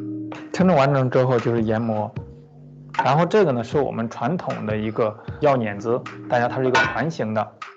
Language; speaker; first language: Chinese; native; Chinese